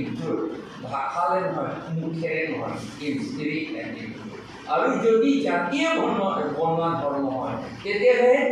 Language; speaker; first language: Assamese; non-native, local second language; Karbi